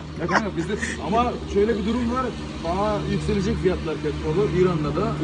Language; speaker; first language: Turkish; non-native, fluent; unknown